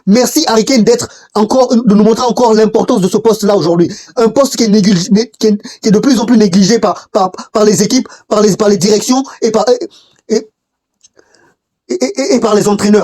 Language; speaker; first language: French; native; French